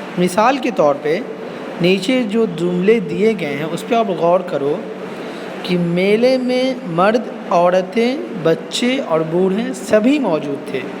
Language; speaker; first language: Urdu; native; Urdu